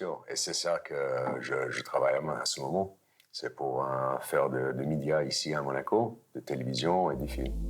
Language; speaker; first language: French; non-native, fluent; English